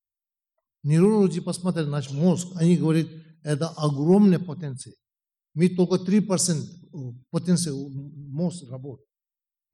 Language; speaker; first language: Russian; non-native, learner; Tibetan